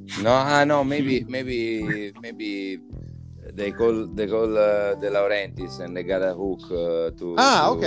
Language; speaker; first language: English; non-native, fluent; Italian